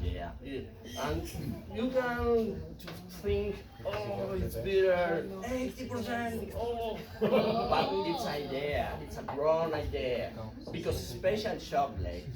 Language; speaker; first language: English; non-native, learner; Spanish